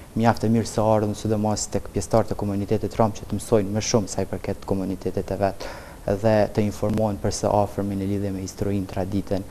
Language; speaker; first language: Albanian; non-native, local second language; Romany